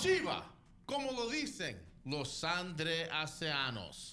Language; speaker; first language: Spanish; native; Spanish